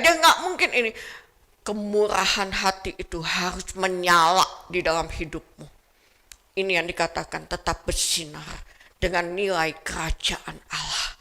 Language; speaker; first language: Indonesian; native; Indonesian